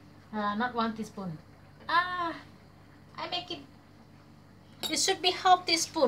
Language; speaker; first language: English; non-native, learner; Indonesian